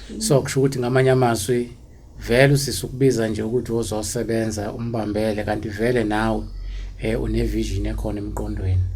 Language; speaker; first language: Zulu; native; Zulu